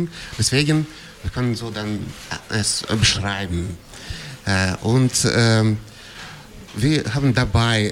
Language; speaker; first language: German; non-native, fluent; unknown